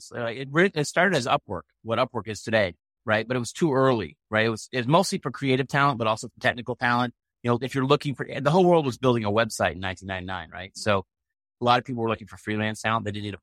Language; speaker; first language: English; native; English